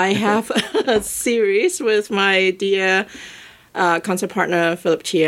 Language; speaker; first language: English; non-native, local second language; Cantonese